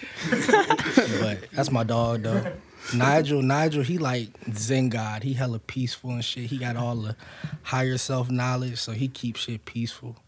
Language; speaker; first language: English; native; English